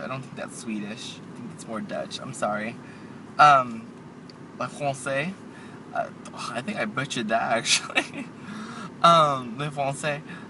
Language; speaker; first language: English; native; English